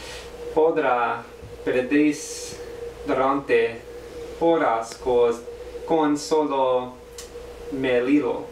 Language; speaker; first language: Spanish; non-native, learner; English